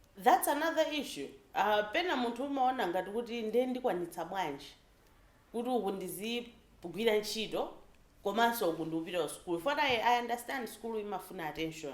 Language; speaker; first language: Nyanja; native; Nyanja